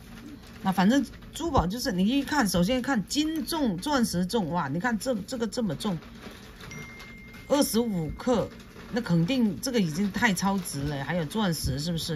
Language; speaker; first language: Chinese; non-native, local second language; Cantonese